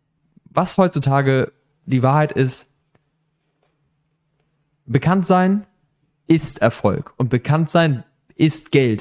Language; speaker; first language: German; native; German